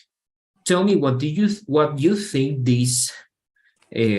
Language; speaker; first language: English; non-native, fluent; Spanish